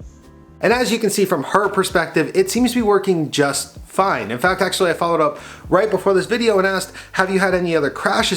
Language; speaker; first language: English; native; English